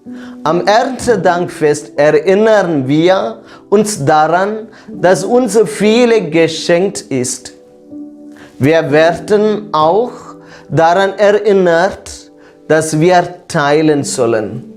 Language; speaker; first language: German; non-native, fluent; Malayalam